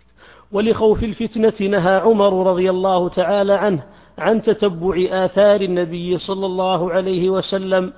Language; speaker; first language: Arabic; native; Arabic